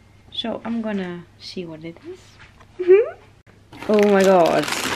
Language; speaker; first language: English; non-native, fluent; Dutch